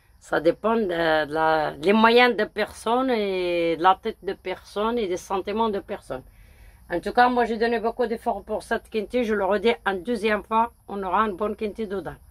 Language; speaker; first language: French; early bilingual, other home language; Arabic